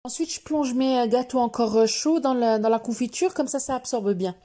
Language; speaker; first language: French; non-native, local second language; Arabic